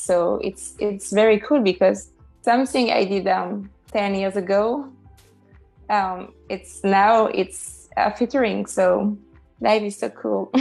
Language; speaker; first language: English; non-native, fluent; French